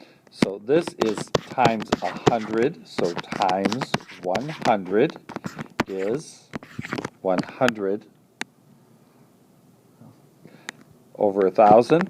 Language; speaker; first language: English; native; English